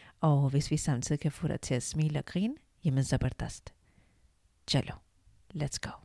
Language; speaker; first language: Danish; early bilingual, other home language; Urdu